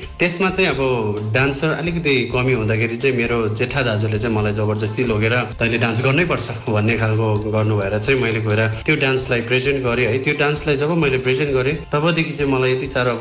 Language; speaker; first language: Nepali; native; Nepali